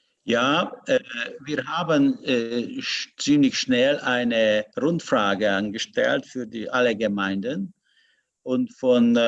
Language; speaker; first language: German; non-native, learner; Hungarian